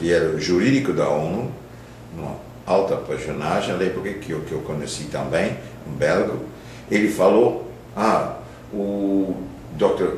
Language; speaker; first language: Portuguese; non-native, fluent; Dutch